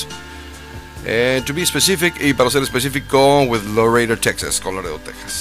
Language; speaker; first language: Spanish; native; Spanish